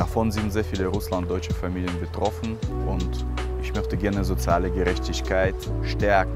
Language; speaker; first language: German; non-native, fluent; Russian